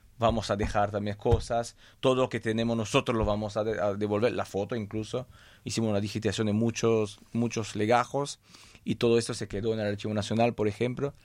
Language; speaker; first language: Spanish; non-native, fluent; French